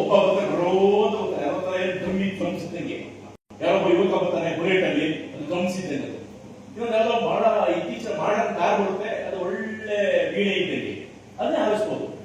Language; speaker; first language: Kannada; native; Kannada